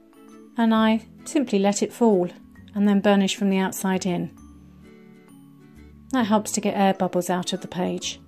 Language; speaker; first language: English; native; English